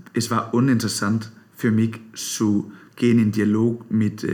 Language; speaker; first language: Danish; native; Danish